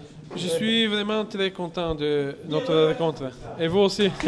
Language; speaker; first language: French; non-native, fluent; Bulgarian